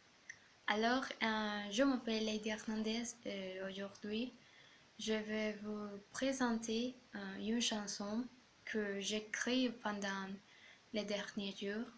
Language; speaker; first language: French; non-native, learner; Spanish